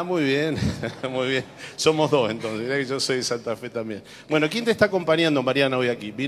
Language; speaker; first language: Spanish; native; Spanish